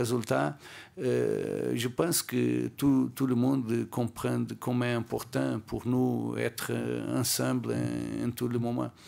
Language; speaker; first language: French; non-native, learner; Portuguese